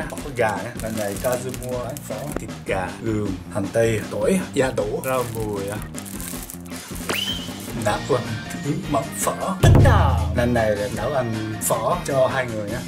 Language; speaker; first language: Vietnamese; non-native, learner; Japanese